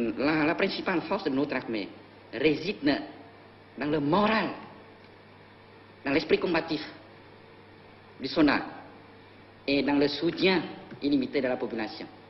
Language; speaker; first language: French; non-native, local second language; Vietnamese